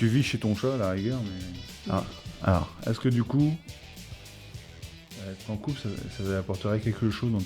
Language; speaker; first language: French; native; French